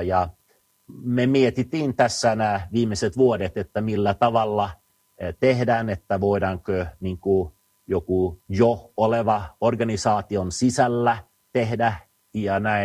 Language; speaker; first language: Finnish; non-native, fluent; Swedish